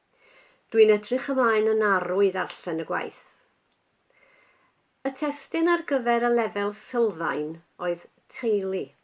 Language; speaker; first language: Welsh; native; Welsh